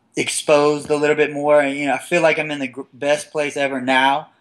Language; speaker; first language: English; native; English